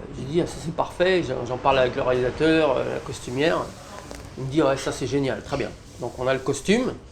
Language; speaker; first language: French; early bilingual, other home language; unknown